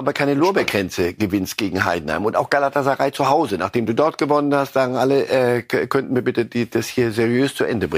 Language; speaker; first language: German; native; German